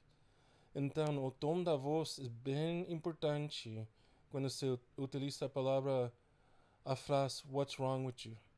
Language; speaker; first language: Portuguese; non-native, fluent; English